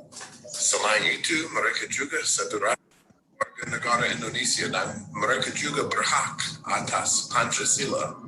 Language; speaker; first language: Indonesian; non-native, fluent; English